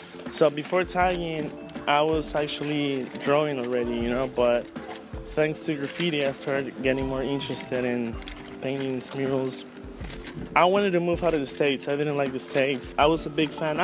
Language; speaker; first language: English; non-native, fluent; Spanish